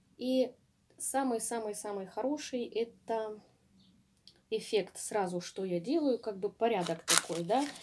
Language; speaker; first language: Russian; native; Russian